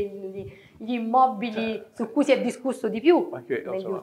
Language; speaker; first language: Italian; native; Italian